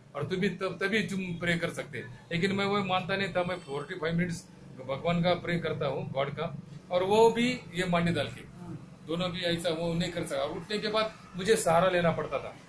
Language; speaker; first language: Hindi; non-native, local second language; Marathi